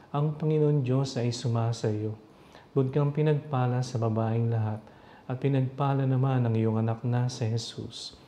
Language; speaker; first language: Filipino; native; Filipino